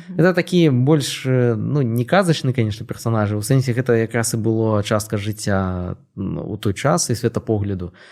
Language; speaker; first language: Belarusian; non-native, local second language; Russian